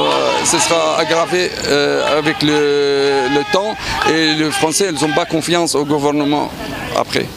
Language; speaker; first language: French; non-native, fluent; Arabic